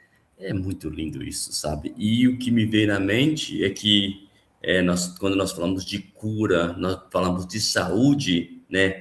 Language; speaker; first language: Portuguese; native; Portuguese